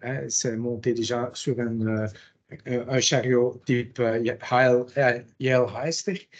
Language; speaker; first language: French; non-native, local second language; Dutch